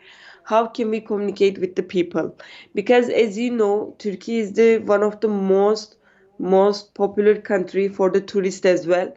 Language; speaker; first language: English; non-native, learner; Turkish